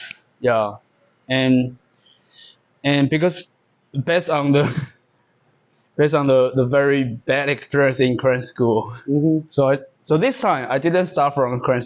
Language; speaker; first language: English; non-native, learner; Chinese